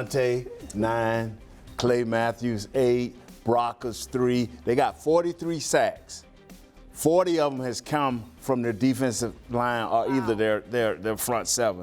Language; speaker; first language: English; native; English